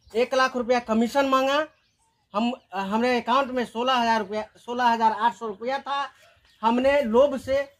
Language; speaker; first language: Hindi; native; Hindi